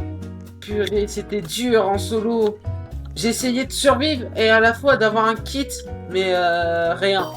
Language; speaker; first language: French; native; French